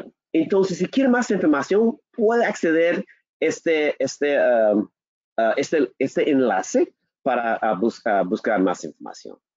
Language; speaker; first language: Spanish; non-native, learner; English